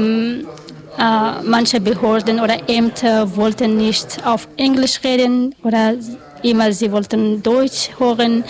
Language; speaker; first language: German; non-native, learner; Persian